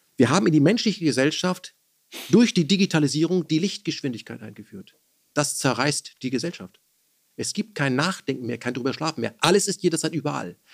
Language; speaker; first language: German; early bilingual, other home language; Persian